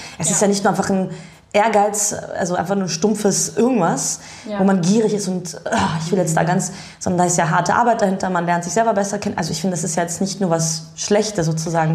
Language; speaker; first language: German; early bilingual, other home language; Bulgarian